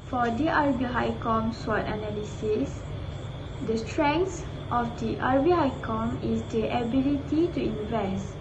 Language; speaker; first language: English; non-native, fluent; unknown